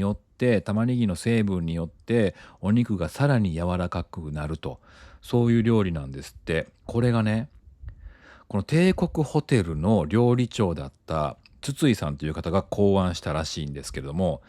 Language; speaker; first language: Japanese; native; Japanese